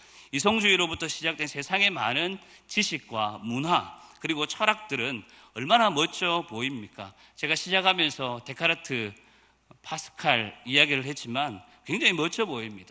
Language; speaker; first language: Korean; native; Korean